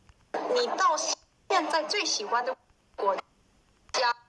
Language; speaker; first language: Chinese; non-native, fluent; Korean